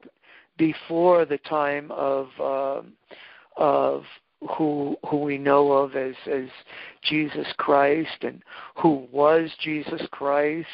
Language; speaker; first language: English; native; English